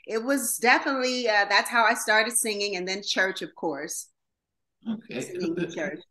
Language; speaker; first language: English; native; English